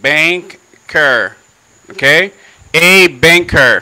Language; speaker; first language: English; non-native, fluent; Haitian Creole